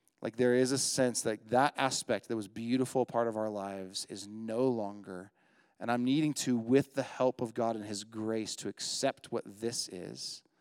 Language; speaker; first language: English; native; English